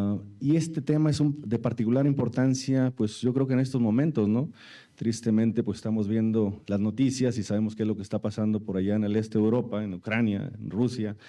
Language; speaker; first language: Spanish; native; Spanish